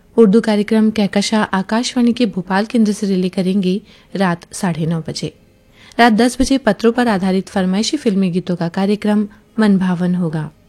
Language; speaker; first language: Hindi; native; Hindi